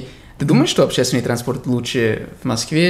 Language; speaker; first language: Russian; non-native, fluent; English